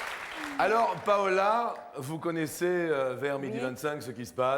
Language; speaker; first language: French; native; French